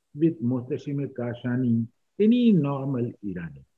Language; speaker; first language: English; non-native, local second language; Urdu